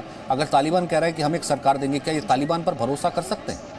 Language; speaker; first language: Hindi; native; Hindi